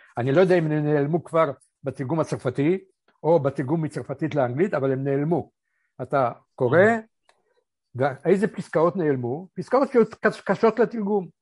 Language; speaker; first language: Hebrew; early bilingual, other home language; Polish